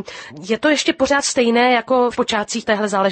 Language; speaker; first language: Czech; native; Czech